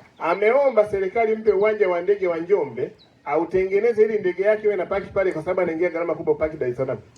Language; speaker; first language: Swahili; native; Swahili